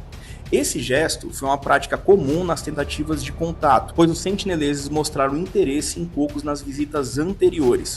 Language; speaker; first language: Portuguese; native; Portuguese